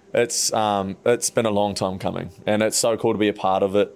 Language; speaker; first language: English; native; English